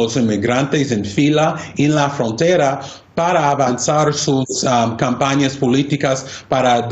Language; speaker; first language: Spanish; non-native, fluent; English